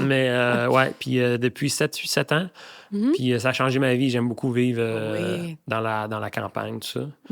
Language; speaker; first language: French; native; French